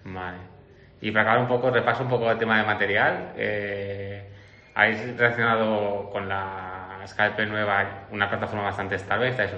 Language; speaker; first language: Spanish; native; Spanish